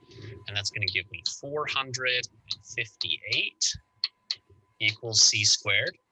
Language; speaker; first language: English; native; English